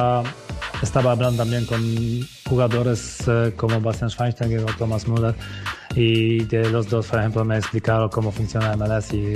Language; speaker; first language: Spanish; non-native, fluent; Polish